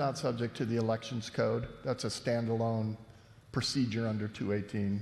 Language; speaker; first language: English; native; English